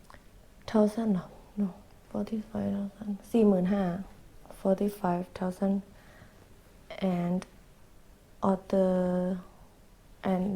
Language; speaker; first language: English; non-native, learner; Thai